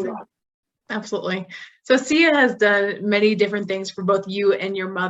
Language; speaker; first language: English; native; English